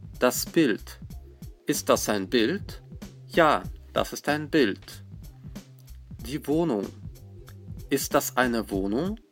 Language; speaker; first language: German; non-native, fluent; Russian